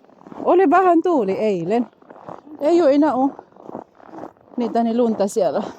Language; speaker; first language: Finnish; non-native, learner; Bikol